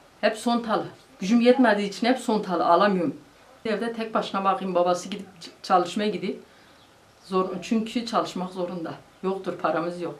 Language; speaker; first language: Turkish; non-native, local second language; Kurdish